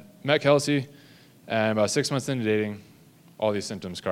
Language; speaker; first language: English; native; English